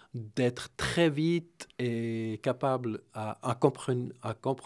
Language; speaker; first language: French; non-native, fluent; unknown